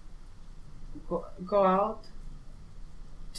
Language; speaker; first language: English; non-native, learner; Spanish